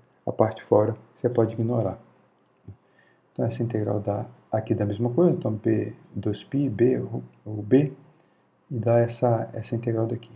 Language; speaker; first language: Portuguese; native; Portuguese